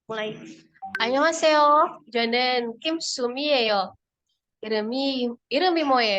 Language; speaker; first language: Korean; non-native, learner; Indonesian